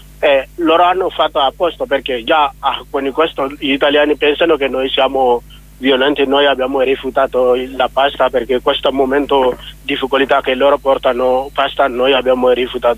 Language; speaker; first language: Italian; non-native, learner; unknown